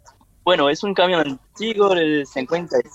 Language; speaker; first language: Spanish; non-native, learner; French